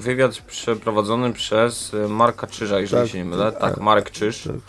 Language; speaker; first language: Polish; native; Polish